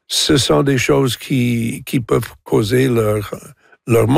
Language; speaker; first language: French; non-native, local second language; English